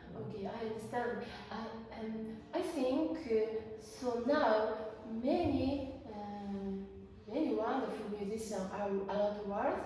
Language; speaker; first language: English; non-native, learner; Japanese